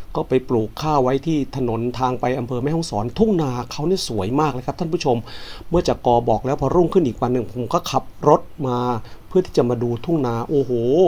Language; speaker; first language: Thai; native; Thai